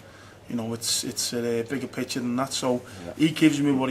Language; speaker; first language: English; native; English